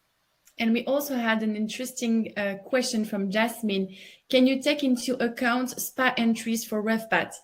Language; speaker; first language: English; non-native, fluent; French